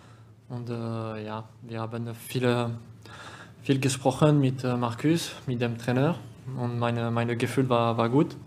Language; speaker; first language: German; non-native, learner; French